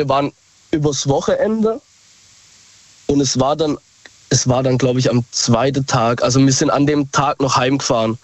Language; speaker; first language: German; native; German